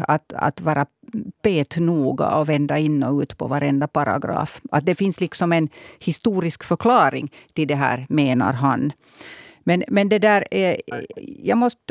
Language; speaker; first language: Swedish; native; Swedish